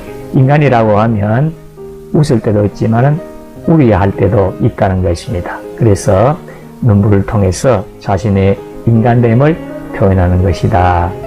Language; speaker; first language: Korean; native; Korean